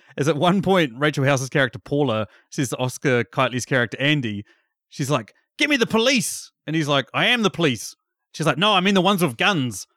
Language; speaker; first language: English; native; English